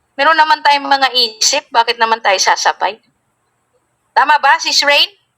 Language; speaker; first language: Filipino; native; Filipino